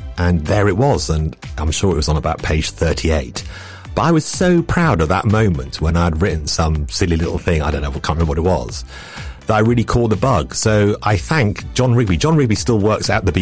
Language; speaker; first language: English; native; English